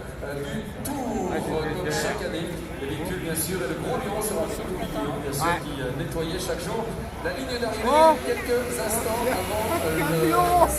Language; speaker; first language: French; native; French